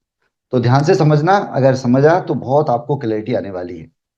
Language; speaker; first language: Hindi; native; Hindi